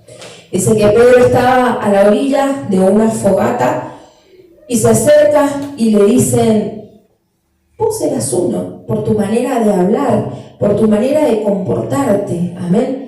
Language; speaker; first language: Spanish; native; Spanish